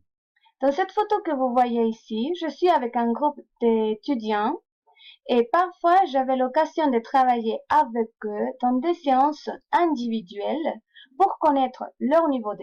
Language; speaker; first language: French; non-native, fluent; Spanish